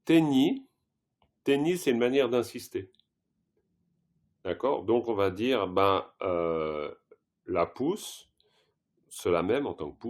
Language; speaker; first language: French; native; French